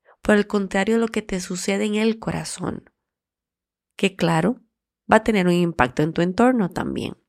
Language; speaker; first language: Spanish; native; Spanish